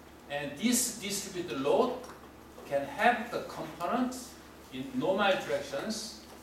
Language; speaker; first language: English; non-native, fluent; Korean